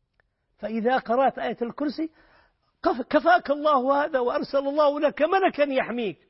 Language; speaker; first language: Arabic; native; Arabic